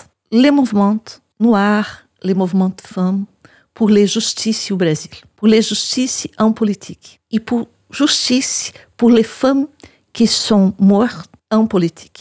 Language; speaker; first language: French; non-native, learner; Portuguese